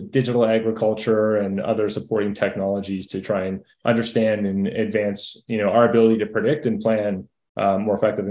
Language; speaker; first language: English; native; English